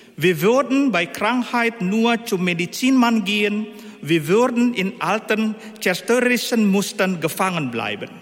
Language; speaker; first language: German; non-native, fluent; Indonesian